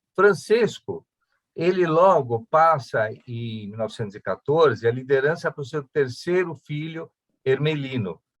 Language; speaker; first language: Portuguese; early bilingual, other home language; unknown